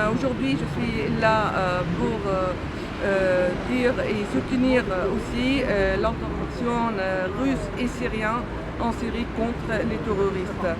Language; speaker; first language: French; non-native, fluent; Arabic